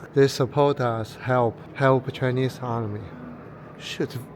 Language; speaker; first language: English; non-native, learner; Chinese